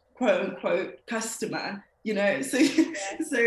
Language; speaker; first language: English; native; English